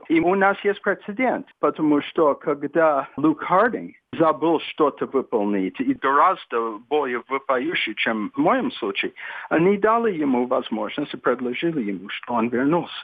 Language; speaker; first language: Russian; non-native, fluent; English